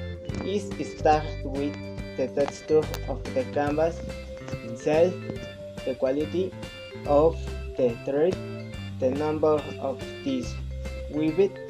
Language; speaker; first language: English; non-native, learner; Spanish